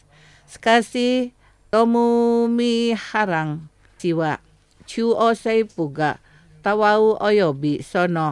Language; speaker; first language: Japanese; non-native, fluent; Indonesian